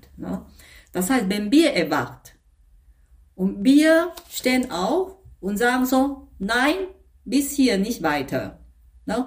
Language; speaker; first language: German; non-native, fluent; Chinese